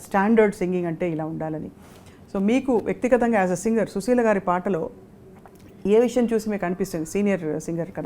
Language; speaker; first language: Telugu; native; Telugu